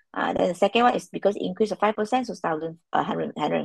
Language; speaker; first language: English; non-native, local second language; Malay